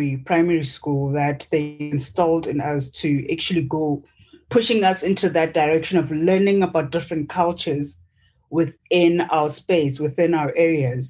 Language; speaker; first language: English; non-native, local second language; Northern Sotho